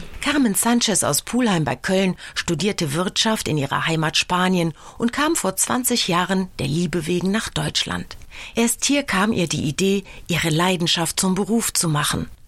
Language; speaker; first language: German; native; German